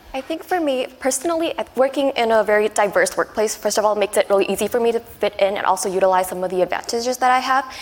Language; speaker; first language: English; non-native, fluent; Chinese